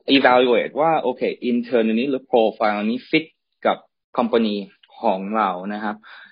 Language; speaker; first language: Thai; early bilingual, heritage; Thai